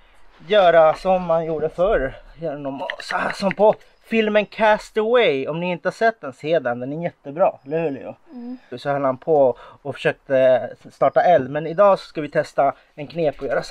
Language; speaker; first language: Swedish; non-native, fluent; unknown